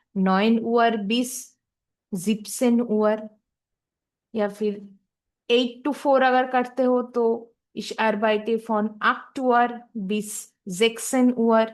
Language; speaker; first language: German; non-native, fluent; Hindi